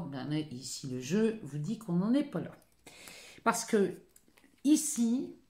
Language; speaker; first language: French; native; French